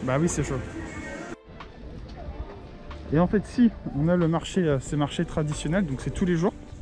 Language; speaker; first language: French; native; French